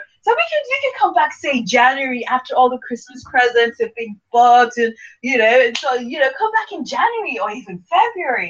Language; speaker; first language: English; non-native, local second language; Yoruba